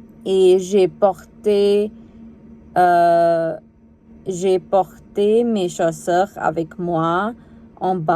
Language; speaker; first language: French; non-native, learner; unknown